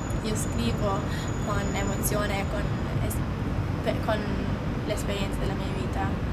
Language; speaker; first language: Italian; non-native, fluent; Maltese